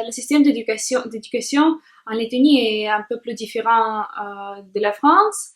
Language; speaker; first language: French; non-native, learner; Russian